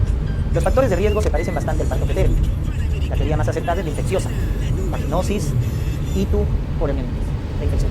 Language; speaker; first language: Spanish; native; Spanish